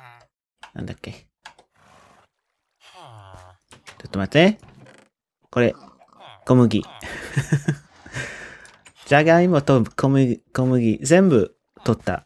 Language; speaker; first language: Japanese; non-native, learner; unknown